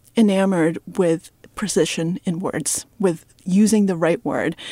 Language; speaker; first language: English; early bilingual, other home language; Russian